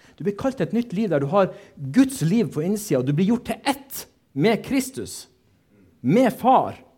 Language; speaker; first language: Norwegian; native; Norwegian